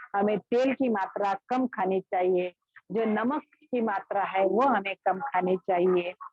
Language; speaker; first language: Hindi; non-native, local second language; Marathi